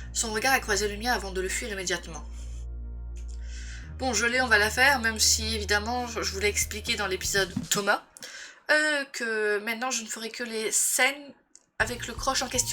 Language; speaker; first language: French; native; French